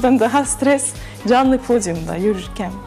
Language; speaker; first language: Turkish; non-native, learner; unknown